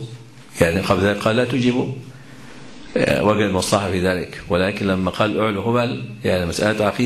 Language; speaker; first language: Arabic; native; Arabic